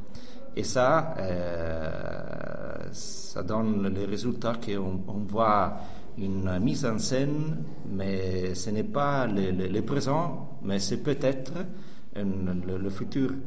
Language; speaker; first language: French; non-native, local second language; Italian